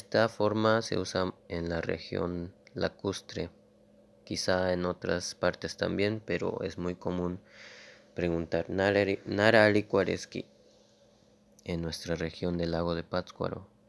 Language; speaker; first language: Spanish; non-native, local second language; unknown